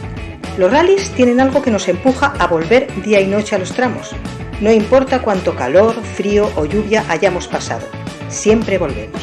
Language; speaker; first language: Spanish; native; Spanish